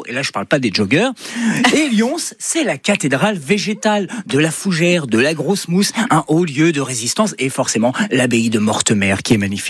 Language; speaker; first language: French; native; French